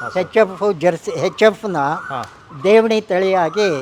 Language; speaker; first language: Kannada; non-native, local second language; Telugu